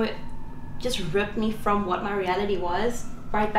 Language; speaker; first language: English; non-native, local second language; Afrikaans